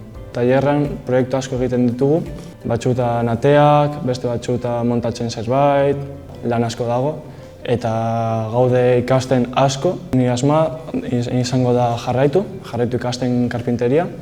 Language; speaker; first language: Basque; non-native, local second language; Spanish